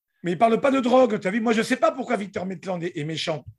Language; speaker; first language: French; native; French